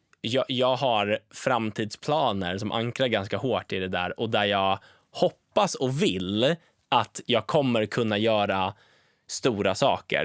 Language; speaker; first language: Swedish; native; Swedish